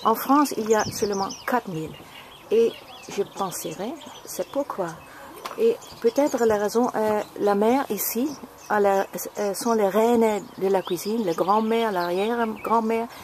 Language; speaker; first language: French; non-native, learner; Dutch